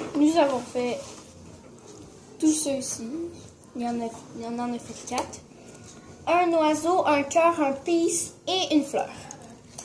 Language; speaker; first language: French; native; French